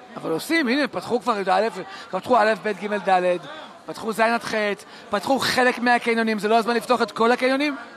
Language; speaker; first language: Hebrew; native; Hebrew